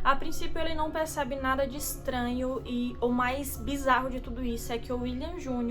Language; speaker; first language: Portuguese; native; Portuguese